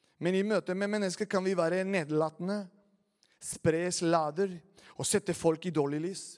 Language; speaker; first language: Norwegian; non-native, fluent; Spanish